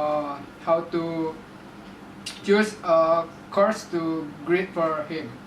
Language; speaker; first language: English; non-native, learner; Indonesian